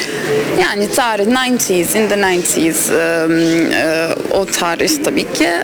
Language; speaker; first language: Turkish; non-native, learner; English